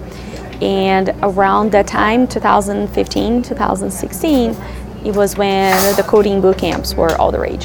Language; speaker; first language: English; non-native, fluent; Portuguese